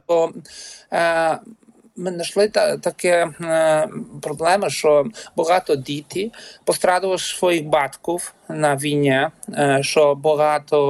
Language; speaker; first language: Ukrainian; non-native, learner; Polish